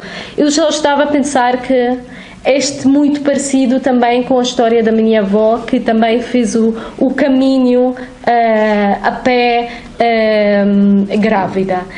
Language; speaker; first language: Portuguese; non-native, fluent; Arabic